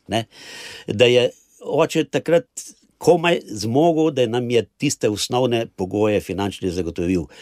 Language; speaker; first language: Slovenian; native; Slovenian